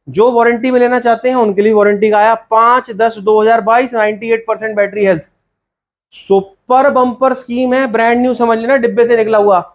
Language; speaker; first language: Hindi; native; Hindi